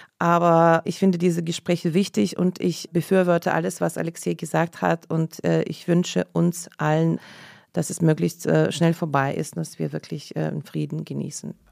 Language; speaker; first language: German; non-native, fluent; Russian